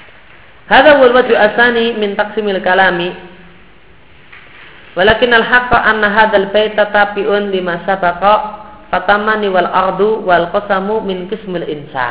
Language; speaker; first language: Arabic; non-native, fluent; Indonesian